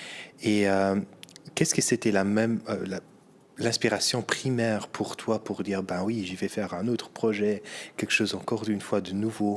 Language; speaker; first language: French; non-native, local second language; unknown